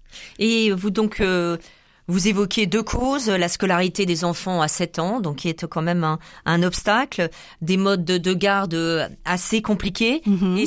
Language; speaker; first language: French; native; French